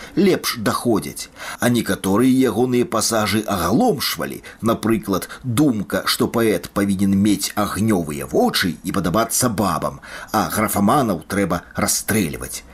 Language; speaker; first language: Belarusian; native; Belarusian